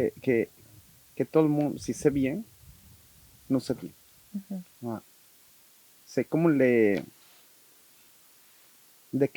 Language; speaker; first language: French; non-native, learner; Spanish